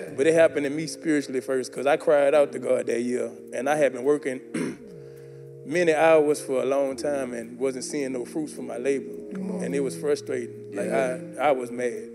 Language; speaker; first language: English; native; English